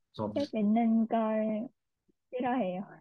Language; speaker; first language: Korean; non-native, learner; Vietnamese